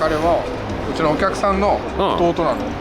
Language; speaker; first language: Japanese; native; Japanese